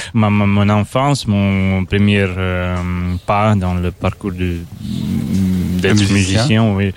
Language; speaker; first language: French; non-native, fluent; Russian